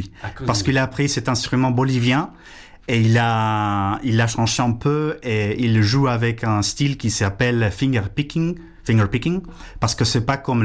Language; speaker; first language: French; non-native, fluent; Spanish